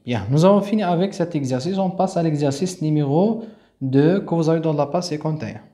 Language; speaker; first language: French; non-native, local second language; Arabic